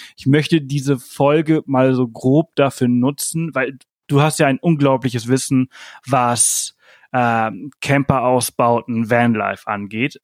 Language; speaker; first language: German; native; German